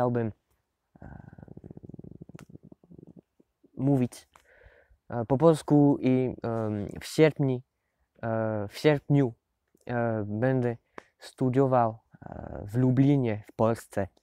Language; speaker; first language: Polish; non-native, learner; French